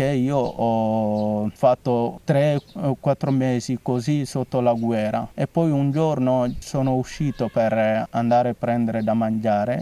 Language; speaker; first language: Italian; non-native, fluent; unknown